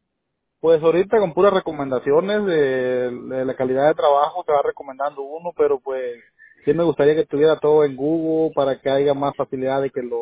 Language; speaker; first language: Spanish; native; Spanish